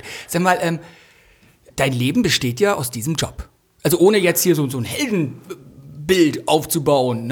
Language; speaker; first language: German; native; German